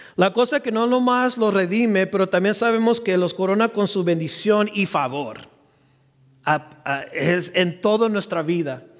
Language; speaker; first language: Spanish; early bilingual, heritage; Spanish